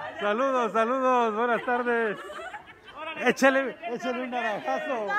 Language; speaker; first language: Spanish; native; Spanish